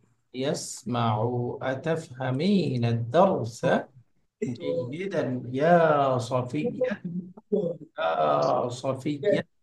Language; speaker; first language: Arabic; non-native, learner; Bangla